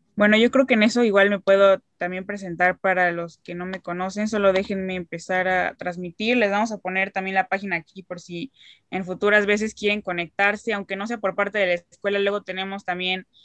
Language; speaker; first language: Spanish; native; Spanish